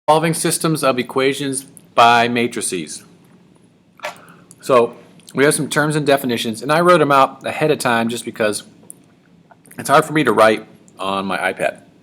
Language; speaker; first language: English; native; English